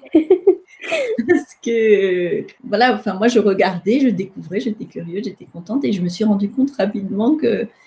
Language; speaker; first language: French; non-native, local second language; Malagasy